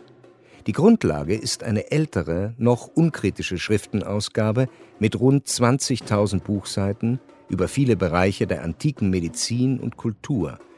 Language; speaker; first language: German; native; German